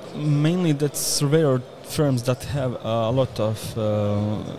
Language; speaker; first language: English; non-native, fluent; Bosnian